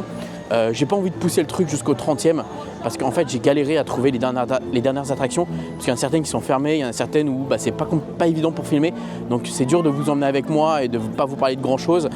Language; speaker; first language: French; native; French